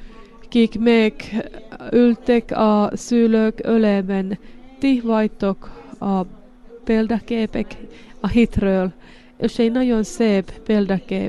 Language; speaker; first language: Hungarian; non-native, learner; Finnish